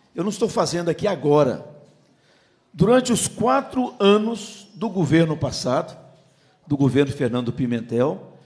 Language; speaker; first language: Portuguese; native; Portuguese